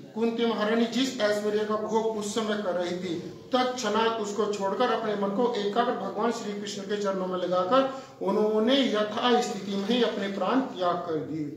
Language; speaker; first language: Hindi; native; Hindi